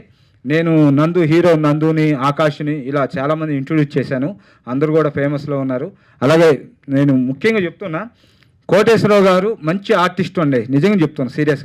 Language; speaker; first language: Telugu; native; Telugu